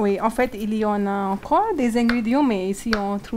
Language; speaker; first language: French; non-native, learner; Hindi